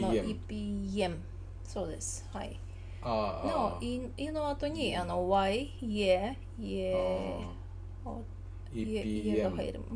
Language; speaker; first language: Japanese; non-native, learner; Tatar